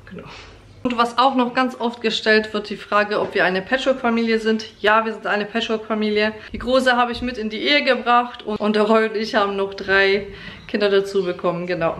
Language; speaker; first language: German; early bilingual, other home language; Polish